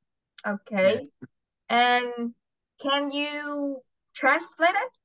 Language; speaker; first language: English; non-native, fluent; Vietnamese